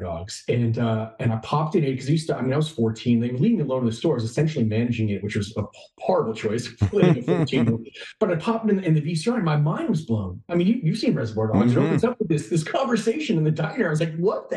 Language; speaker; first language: English; native; English